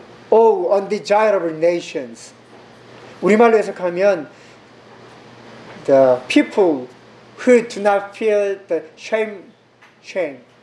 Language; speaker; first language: English; non-native, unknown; Korean